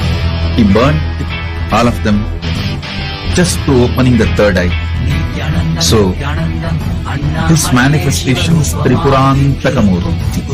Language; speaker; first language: English; non-native, local second language; Tamil